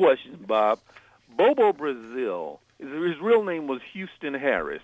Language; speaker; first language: English; native; English